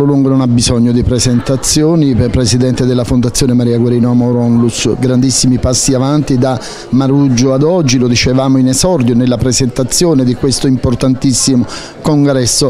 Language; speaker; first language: Italian; native; Italian